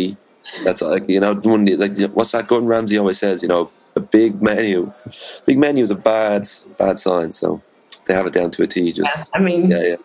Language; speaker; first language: English; native; English